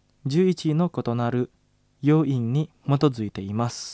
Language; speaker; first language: Japanese; non-native, fluent; Indonesian